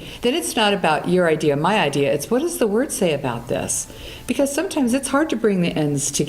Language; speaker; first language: English; native; English